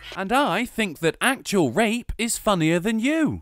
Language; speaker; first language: English; native; English